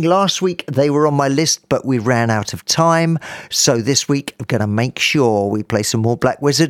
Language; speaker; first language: English; native; English